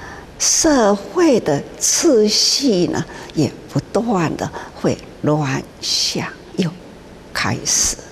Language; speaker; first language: Chinese; non-native, local second language; Min Nan Chinese